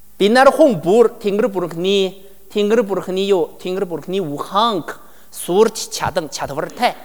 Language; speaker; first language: Mongolian; non-native, learner; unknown